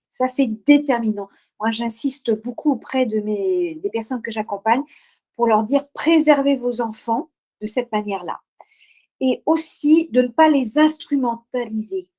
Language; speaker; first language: French; native; French